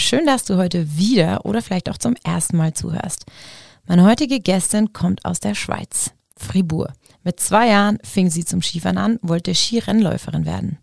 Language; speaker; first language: German; native; German